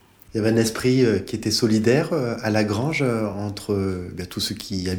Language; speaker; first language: French; native; French